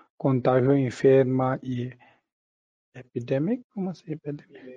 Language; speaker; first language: Spanish; non-native, learner; Tibetan